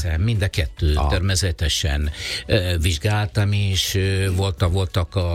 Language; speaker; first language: Hungarian; non-native, fluent; Italian